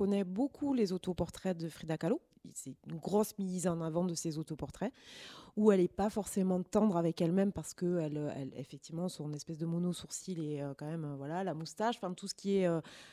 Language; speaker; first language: French; native; French